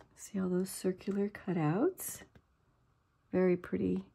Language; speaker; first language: English; native; English